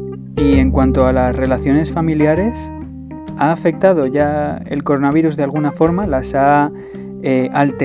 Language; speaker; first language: Spanish; native; Spanish